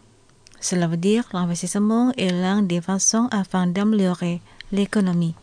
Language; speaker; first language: French; non-native, fluent; Indonesian